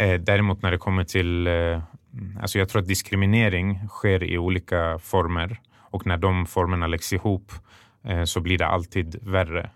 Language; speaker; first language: Swedish; early bilingual, other home language; Persian